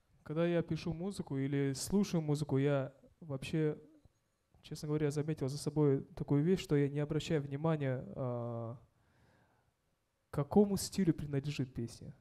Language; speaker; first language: Russian; non-native, local second language; Kazakh